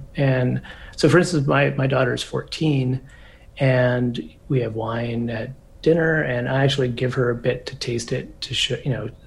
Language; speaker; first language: English; native; English